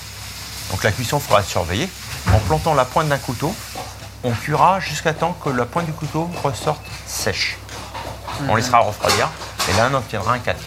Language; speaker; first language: French; native; French